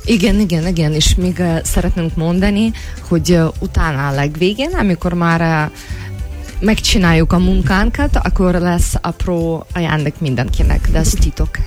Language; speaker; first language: Hungarian; non-native, fluent; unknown